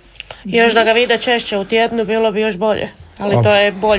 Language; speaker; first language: Serbian; native; Serbian